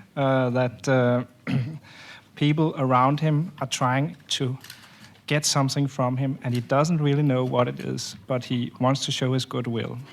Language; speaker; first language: English; non-native, fluent; Danish